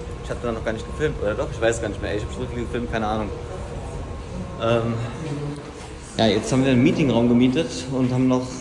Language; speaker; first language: German; native; German